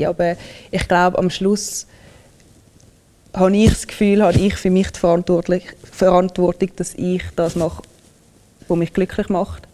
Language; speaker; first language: German; early bilingual, other home language; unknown